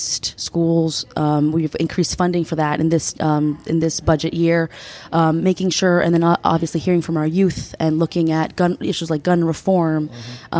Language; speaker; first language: English; early bilingual, other home language; Spanish